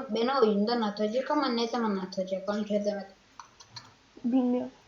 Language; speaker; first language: Turkish; native; Turkish